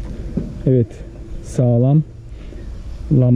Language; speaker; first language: Turkish; native; Turkish